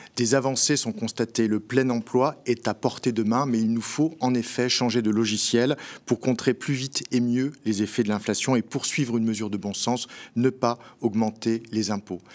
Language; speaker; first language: French; native; French